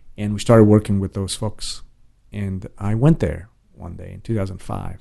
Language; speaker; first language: English; non-native, fluent; Romanian